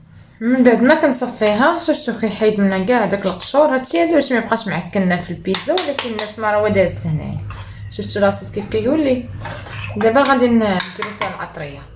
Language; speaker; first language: Arabic; native; Arabic